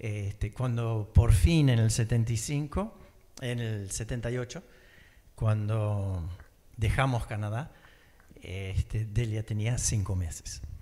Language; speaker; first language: Spanish; early bilingual, other home language; English